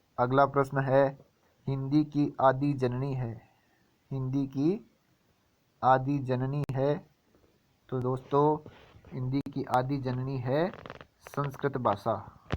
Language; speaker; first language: Hindi; native; Hindi